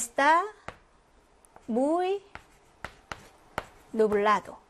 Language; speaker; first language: Spanish; non-native, fluent; Korean